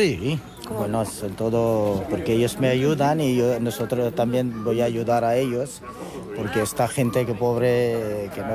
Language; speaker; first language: Spanish; non-native, learner; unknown